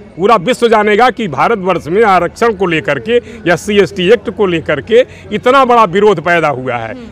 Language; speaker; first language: Hindi; native; Hindi